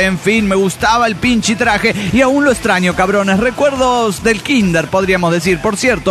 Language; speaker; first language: Spanish; native; Spanish